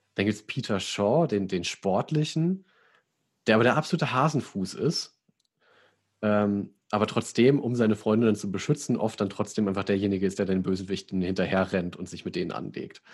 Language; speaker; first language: German; native; German